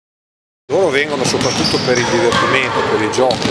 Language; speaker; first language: Italian; native; Italian